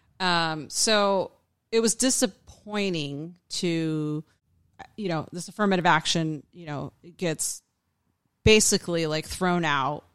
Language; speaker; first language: English; early bilingual, other home language; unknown